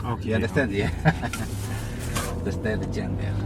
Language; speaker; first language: English; non-native, learner; Indonesian